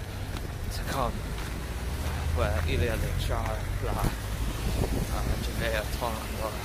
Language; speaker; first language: French; non-native, learner; English